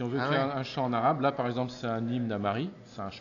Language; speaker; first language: French; native; French